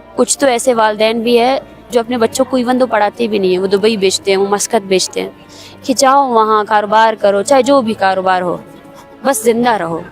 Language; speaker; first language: Urdu; non-native, local second language; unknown